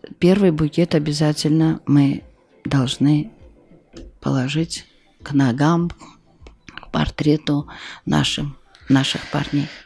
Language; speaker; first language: Russian; non-native, local second language; Armenian